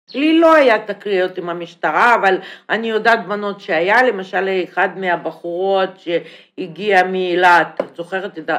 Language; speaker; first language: Hebrew; non-native, fluent; Russian